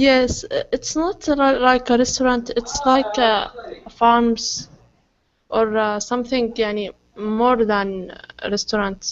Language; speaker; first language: English; non-native, learner; Arabic